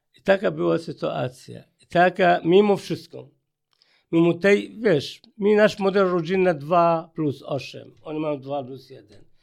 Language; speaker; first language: Polish; non-native, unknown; Arabic